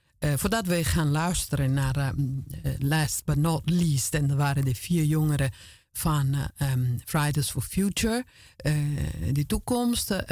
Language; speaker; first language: Dutch; non-native, fluent; Italian